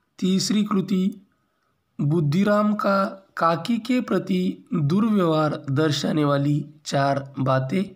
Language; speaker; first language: Hindi; non-native, local second language; Marathi